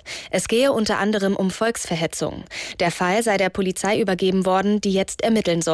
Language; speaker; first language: German; native; German